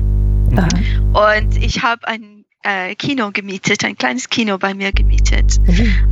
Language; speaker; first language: German; non-native, fluent; English